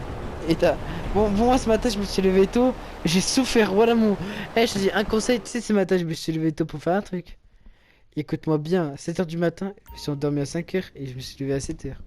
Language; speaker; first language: French; native; French